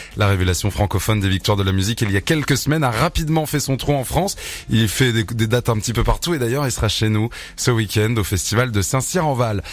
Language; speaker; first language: French; native; French